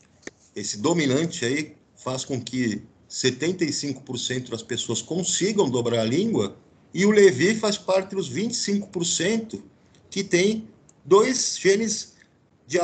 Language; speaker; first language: Portuguese; native; Portuguese